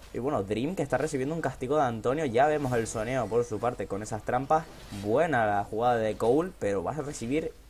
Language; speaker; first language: Spanish; native; Spanish